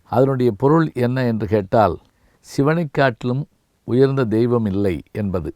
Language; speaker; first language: Tamil; native; Tamil